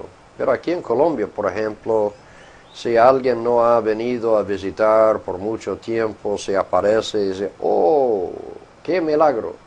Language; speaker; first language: Spanish; non-native, fluent; English